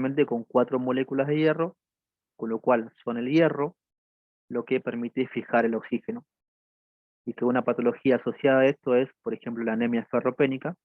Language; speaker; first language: Spanish; native; Spanish